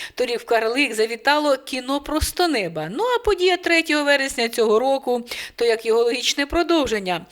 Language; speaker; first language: Ukrainian; native; Ukrainian